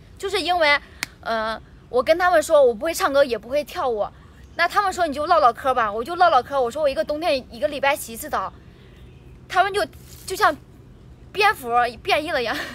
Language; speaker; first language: Chinese; native; Chinese